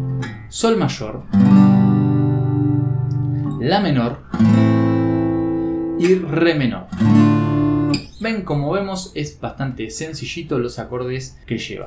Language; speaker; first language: Spanish; native; Spanish